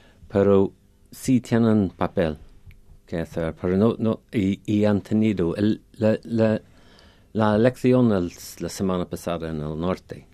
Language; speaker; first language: Spanish; non-native, fluent; English